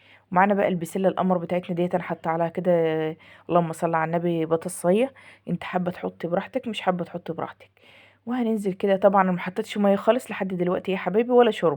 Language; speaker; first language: Arabic; native; Arabic